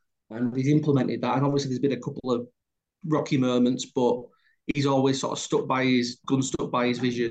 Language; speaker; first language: English; native; English